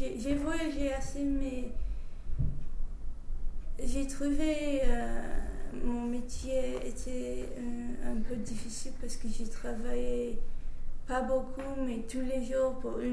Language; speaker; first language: French; non-native, fluent; English